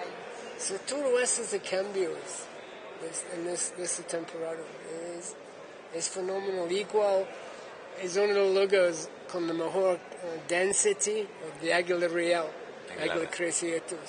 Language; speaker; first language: Spanish; non-native, learner; English